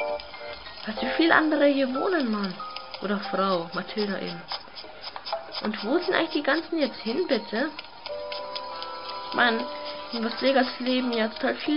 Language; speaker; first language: German; native; German